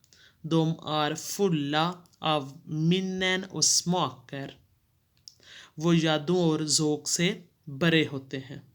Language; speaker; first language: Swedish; non-native, fluent; Urdu